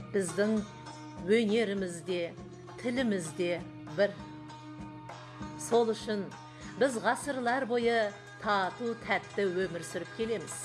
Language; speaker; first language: Kazakh; non-native, local second language; Uyghur